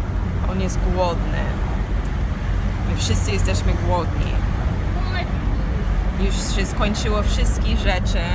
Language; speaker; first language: Polish; non-native, fluent; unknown